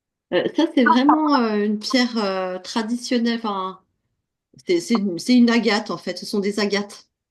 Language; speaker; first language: French; native; French